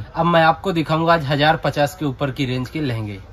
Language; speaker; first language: Hindi; native; Hindi